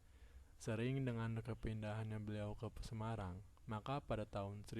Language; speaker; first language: Indonesian; native; Indonesian